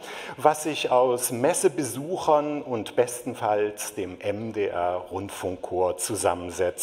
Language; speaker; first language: German; native; German